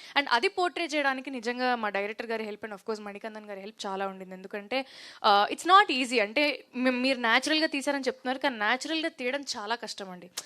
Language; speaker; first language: Telugu; native; Telugu